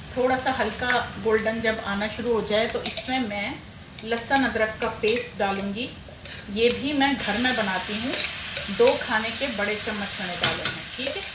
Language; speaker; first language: Urdu; native; Urdu